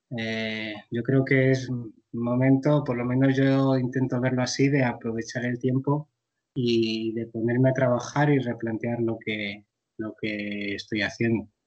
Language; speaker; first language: Spanish; native; Spanish